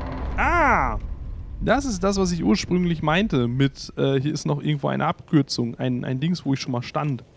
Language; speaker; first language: German; native; German